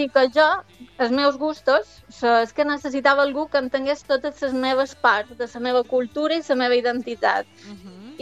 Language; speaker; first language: Catalan; native; Catalan